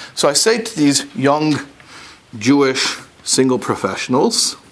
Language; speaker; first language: English; native; English